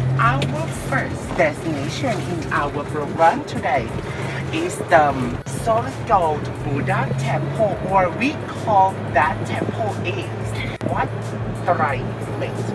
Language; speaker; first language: English; non-native, learner; Thai